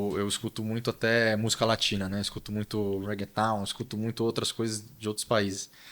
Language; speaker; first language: Portuguese; native; Portuguese